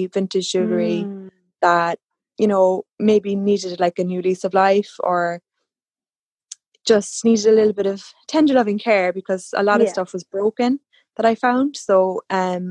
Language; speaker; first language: English; native; English